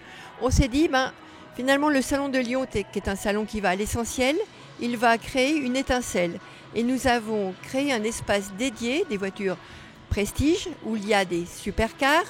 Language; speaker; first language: French; native; French